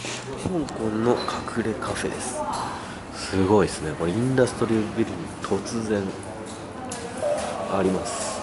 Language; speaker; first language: Japanese; native; Japanese